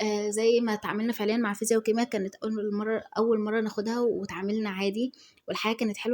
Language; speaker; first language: Arabic; native; Arabic